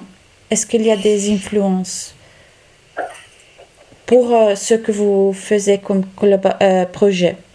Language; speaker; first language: French; non-native, local second language; Italian